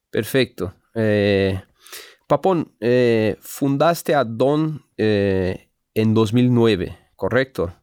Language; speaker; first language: Spanish; non-native, fluent; Portuguese